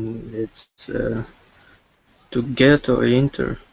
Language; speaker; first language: English; non-native, learner; Russian